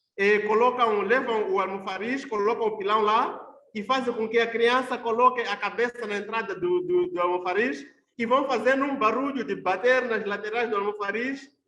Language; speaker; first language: Portuguese; non-native, local second language; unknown